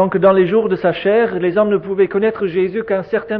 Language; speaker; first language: French; native; French